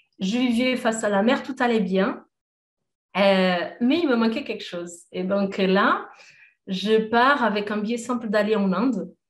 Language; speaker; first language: French; non-native, fluent; Portuguese